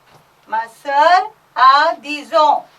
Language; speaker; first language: French; non-native, fluent; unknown